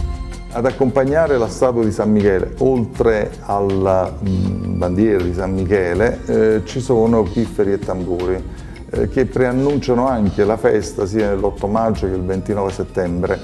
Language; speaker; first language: Italian; native; Italian